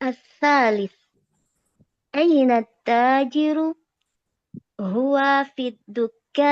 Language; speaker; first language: Arabic; non-native, learner; Indonesian